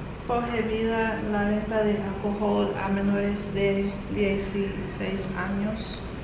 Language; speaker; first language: Spanish; non-native, learner; English